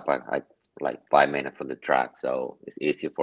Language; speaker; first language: English; non-native, learner; Spanish